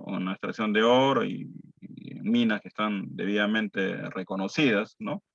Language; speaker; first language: Spanish; native; Spanish